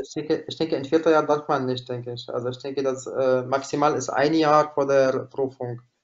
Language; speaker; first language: German; non-native, fluent; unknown